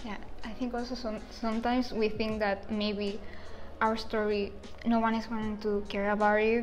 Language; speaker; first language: English; non-native, fluent; Spanish